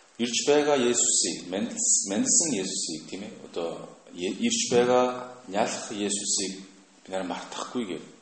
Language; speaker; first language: Mongolian; non-native, fluent; Korean